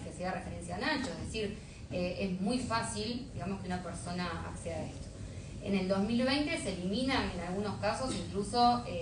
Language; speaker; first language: Spanish; native; Spanish